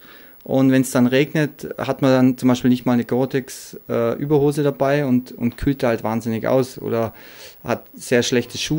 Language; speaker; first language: German; native; German